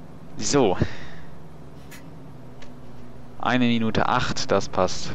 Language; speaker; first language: German; native; German